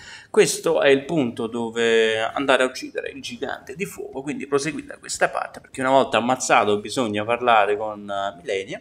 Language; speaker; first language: Italian; native; Italian